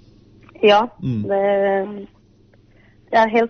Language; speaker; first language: Norwegian; non-native, fluent; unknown